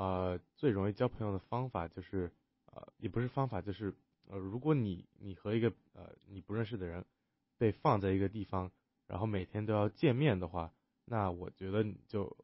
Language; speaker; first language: Chinese; early bilingual, heritage; Chinese